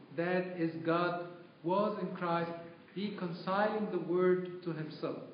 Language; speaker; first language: English; non-native, fluent; Arabic